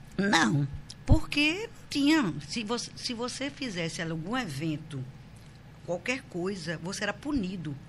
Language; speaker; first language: Portuguese; native; Portuguese